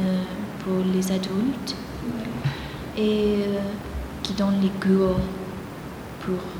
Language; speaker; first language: French; non-native, fluent; Greek